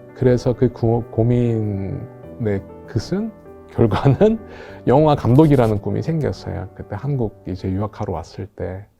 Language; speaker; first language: Korean; non-native, fluent; Russian